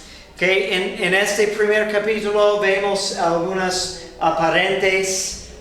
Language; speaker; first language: Spanish; non-native, fluent; English